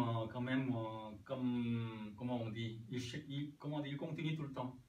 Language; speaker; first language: French; non-native, learner; Korean